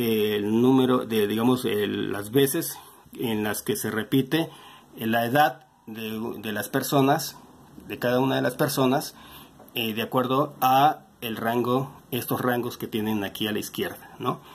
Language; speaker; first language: Spanish; native; Spanish